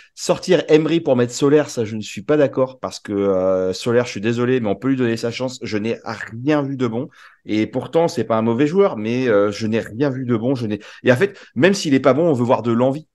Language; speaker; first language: French; native; French